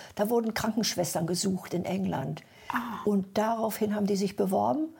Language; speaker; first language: German; native; German